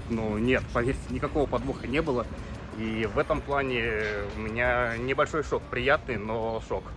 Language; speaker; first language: Russian; native; Russian